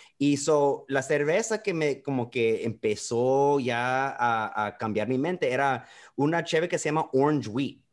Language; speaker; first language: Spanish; early bilingual, heritage; Spanish